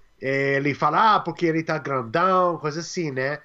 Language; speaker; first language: Portuguese; non-native, learner; English